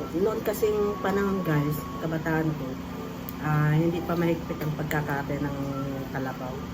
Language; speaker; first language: Filipino; non-native, local second language; Cebuano